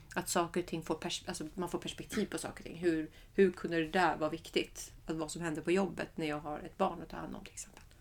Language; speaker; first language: Swedish; early bilingual, other home language; Persian